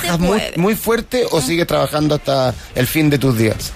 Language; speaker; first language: Spanish; native; Spanish